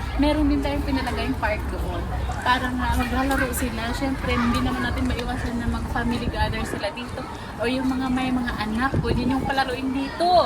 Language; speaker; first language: Filipino; native; Filipino